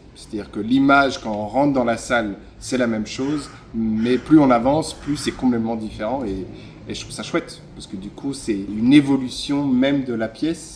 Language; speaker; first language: French; native; French